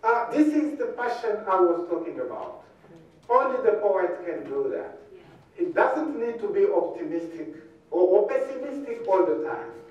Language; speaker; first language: English; non-native, fluent; Luba-Lulua